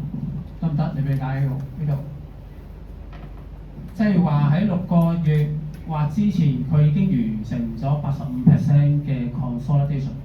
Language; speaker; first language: Cantonese; native; Cantonese